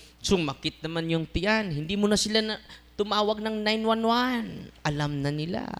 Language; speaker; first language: Filipino; non-native, local second language; Cebuano